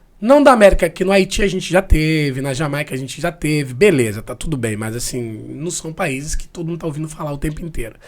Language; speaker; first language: Portuguese; native; Portuguese